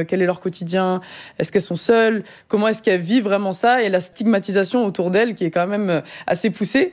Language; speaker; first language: French; native; French